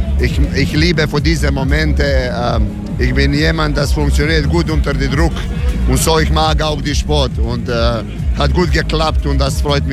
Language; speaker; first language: German; non-native, fluent; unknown